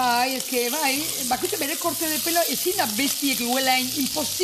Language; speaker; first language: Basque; native; Basque